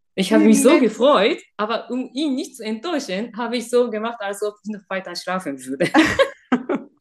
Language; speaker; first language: German; non-native, fluent; Japanese